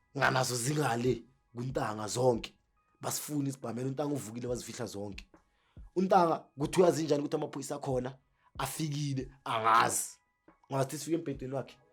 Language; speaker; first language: Zulu; native; Zulu